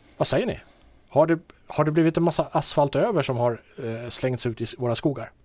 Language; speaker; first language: Swedish; native; Swedish